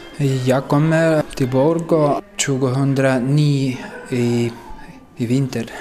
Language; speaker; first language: Swedish; non-native, learner; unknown